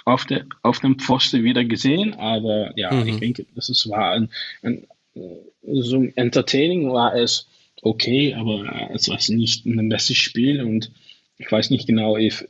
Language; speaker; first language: German; non-native, learner; Dutch